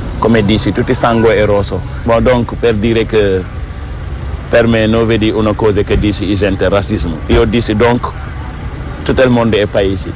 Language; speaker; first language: Italian; non-native, learner; Wolof